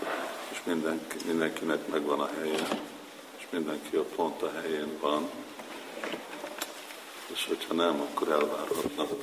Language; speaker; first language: Hungarian; non-native, fluent; English